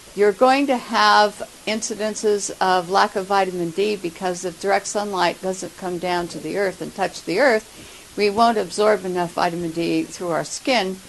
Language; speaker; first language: English; native; English